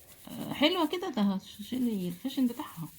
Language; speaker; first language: Arabic; native; Arabic